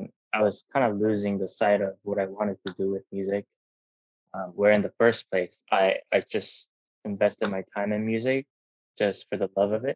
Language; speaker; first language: English; non-native, fluent; Korean